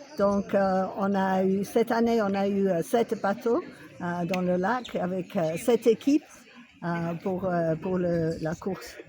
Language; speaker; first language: French; non-native, fluent; English